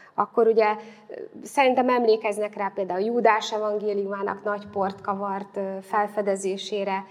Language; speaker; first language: Hungarian; native; Hungarian